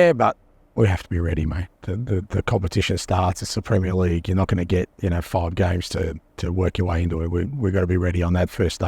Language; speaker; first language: English; native; English